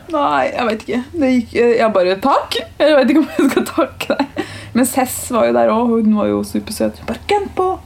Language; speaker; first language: Norwegian; early bilingual, other home language; Turkish